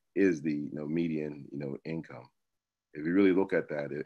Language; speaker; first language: English; native; English